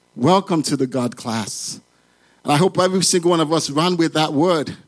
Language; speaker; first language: English; non-native, local second language; Yoruba